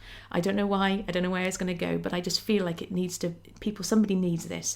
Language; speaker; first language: English; native; English